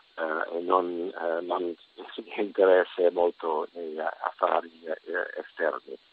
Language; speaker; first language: Italian; non-native, learner; English